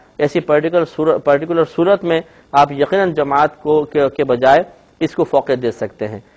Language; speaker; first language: Urdu; native; Urdu